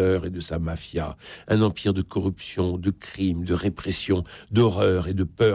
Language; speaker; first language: French; native; French